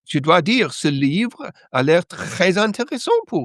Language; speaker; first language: French; non-native, learner; English